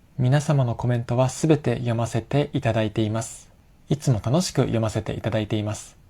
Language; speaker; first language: Japanese; native; Japanese